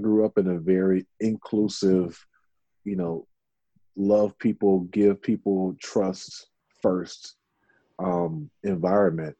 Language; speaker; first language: English; native; English